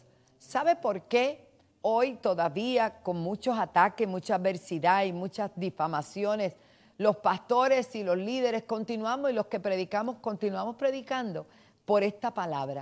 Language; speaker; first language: Spanish; native; Spanish